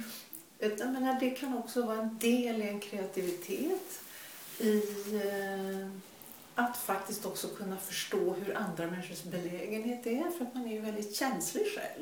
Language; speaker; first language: Swedish; native; Swedish